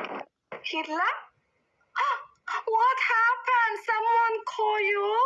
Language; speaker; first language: English; non-native, learner; Thai